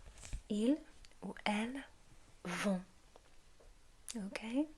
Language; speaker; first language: French; non-native, learner; English